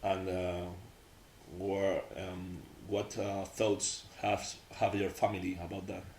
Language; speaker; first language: English; non-native, learner; Spanish